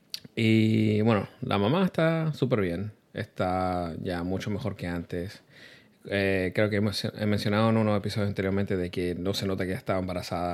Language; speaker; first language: Spanish; early bilingual, heritage; Spanish